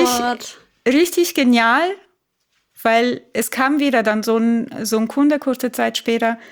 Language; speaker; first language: German; non-native, fluent; Italian